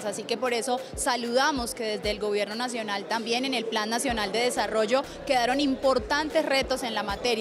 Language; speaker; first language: Spanish; native; Spanish